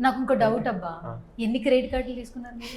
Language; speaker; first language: Telugu; native; Telugu